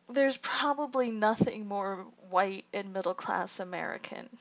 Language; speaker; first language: English; native; English